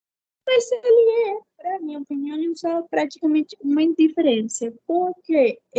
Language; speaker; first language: Portuguese; non-native, fluent; Spanish